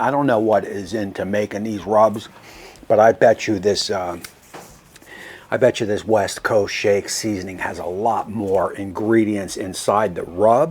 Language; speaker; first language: English; native; English